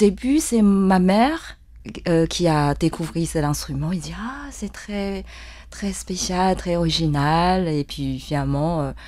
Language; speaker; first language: French; non-native, fluent; Chinese